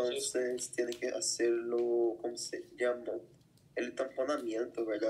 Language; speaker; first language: Spanish; non-native, learner; Portuguese